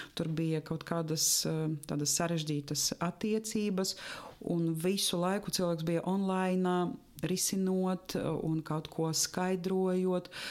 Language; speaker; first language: Latvian; non-native, local second language; Russian